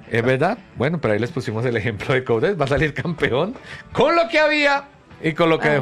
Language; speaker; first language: Spanish; native; Spanish